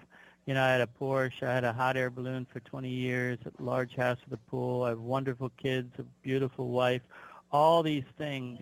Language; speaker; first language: English; native; English